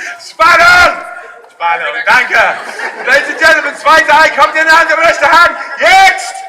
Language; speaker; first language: German; non-native, fluent; English